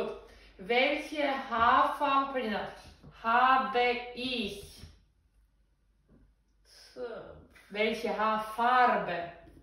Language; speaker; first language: German; non-native, fluent; Russian